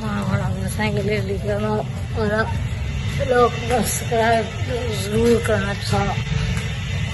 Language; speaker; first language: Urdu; non-native, local second language; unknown